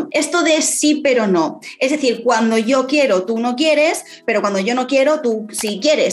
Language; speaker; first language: Spanish; native; Spanish